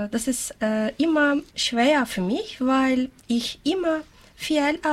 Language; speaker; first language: German; non-native, learner; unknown